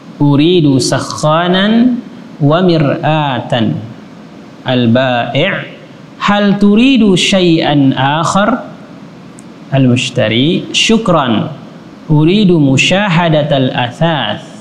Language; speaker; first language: Arabic; non-native, fluent; Indonesian